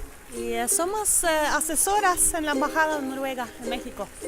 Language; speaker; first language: Spanish; non-native, fluent; Norwegian